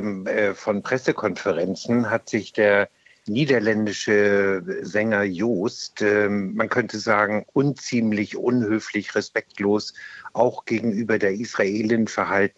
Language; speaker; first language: German; native; German